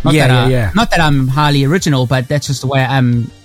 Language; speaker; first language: English; native; English